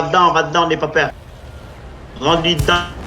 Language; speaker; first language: French; native; French